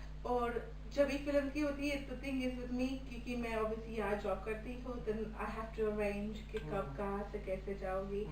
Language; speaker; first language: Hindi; early bilingual, heritage; Hindi